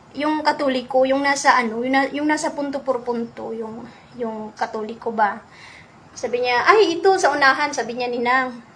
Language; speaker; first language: Filipino; non-native, local second language; Cebuano